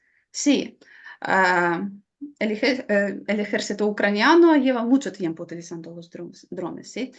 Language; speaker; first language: Spanish; non-native, fluent; Ukrainian